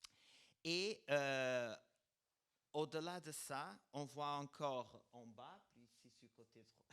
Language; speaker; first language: French; non-native, fluent; Portuguese